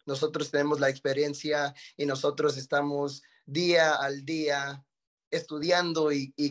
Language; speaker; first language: Spanish; early bilingual, heritage; Spanish